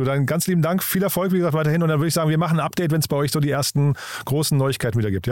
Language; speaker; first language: German; native; German